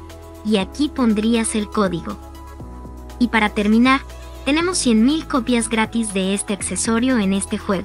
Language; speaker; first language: Spanish; native; Spanish